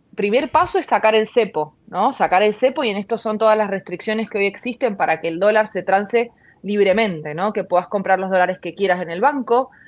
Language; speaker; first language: Spanish; native; Spanish